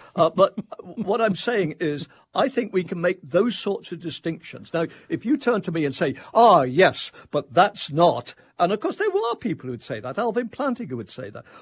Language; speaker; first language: English; native; English